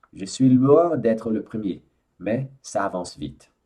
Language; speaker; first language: French; non-native, fluent; Portuguese